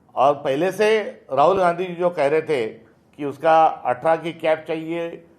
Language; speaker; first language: Hindi; non-native, local second language; Marathi